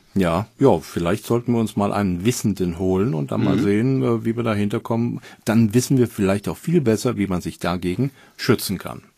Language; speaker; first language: German; native; German